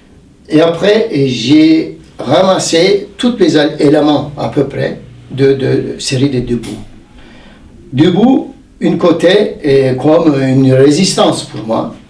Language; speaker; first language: French; non-native, fluent; Turkish